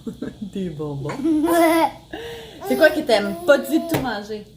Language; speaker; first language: French; native; French